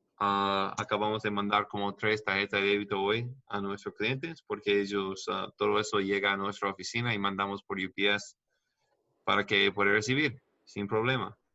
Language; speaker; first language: Spanish; non-native, learner; English